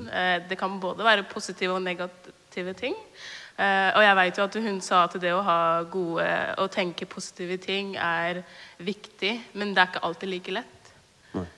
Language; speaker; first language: Norwegian; early bilingual, other home language; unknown